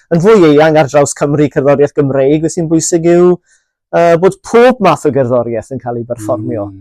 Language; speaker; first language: Welsh; native; Welsh